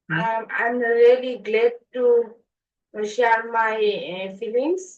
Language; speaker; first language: English; non-native, learner; Bangla